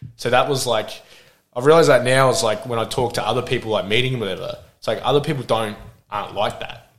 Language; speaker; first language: English; native; English